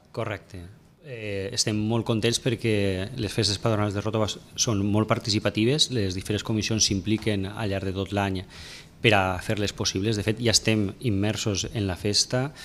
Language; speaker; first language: Catalan; native; Catalan